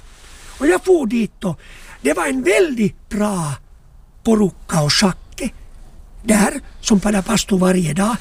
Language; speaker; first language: Swedish; non-native, local second language; Finnish